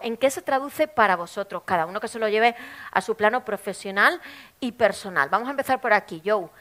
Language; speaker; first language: Spanish; native; Spanish